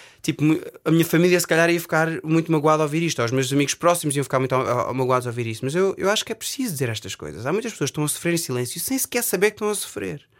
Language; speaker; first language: Portuguese; native; Portuguese